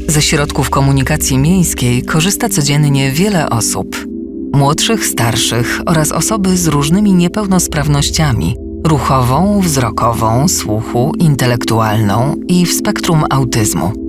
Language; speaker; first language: Polish; native; Polish